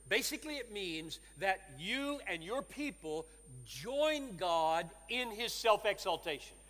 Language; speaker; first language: English; native; English